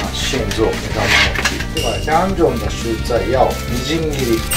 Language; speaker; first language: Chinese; non-native, learner; Japanese